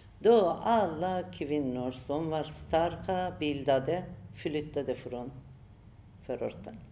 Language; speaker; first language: Swedish; non-native, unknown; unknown